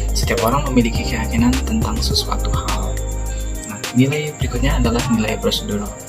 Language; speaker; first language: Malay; non-native, local second language; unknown